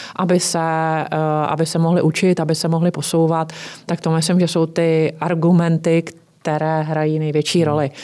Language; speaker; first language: Czech; native; Czech